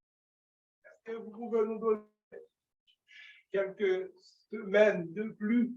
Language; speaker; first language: French; non-native, local second language; Haitian Creole